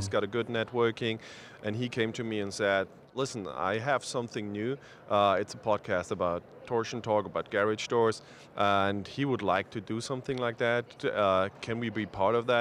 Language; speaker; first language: English; non-native, fluent; German